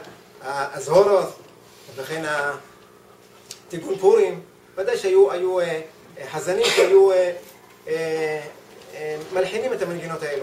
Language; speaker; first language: Hebrew; native; Hebrew